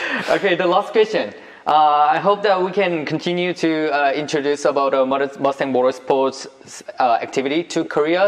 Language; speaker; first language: English; non-native, learner; Korean